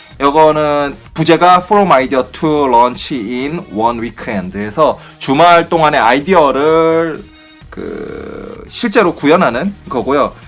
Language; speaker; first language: Korean; native; Korean